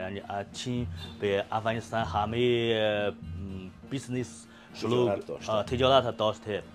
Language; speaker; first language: Persian; non-native, learner; Chinese